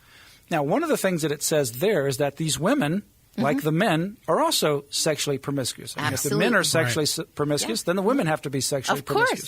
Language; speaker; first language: English; native; English